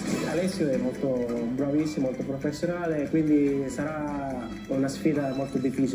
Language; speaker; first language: Italian; non-native, learner; Filipino